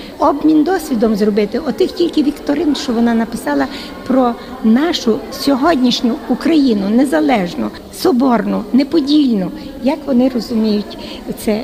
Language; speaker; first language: Ukrainian; native; Ukrainian